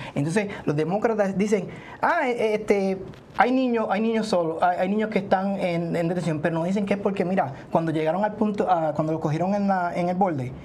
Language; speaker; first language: Spanish; native; Spanish